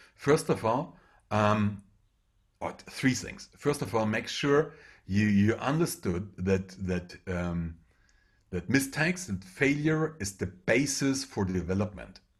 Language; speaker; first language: English; non-native, fluent; German